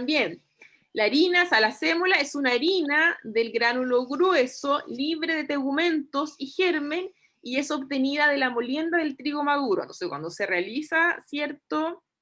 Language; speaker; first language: Spanish; native; Spanish